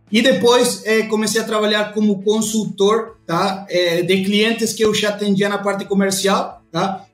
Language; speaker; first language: Portuguese; non-native, fluent; Spanish